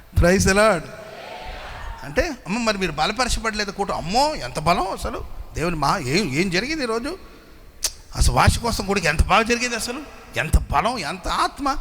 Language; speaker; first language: Telugu; native; Telugu